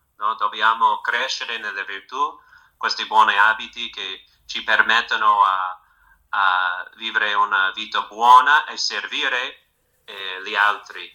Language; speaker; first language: Italian; non-native, fluent; English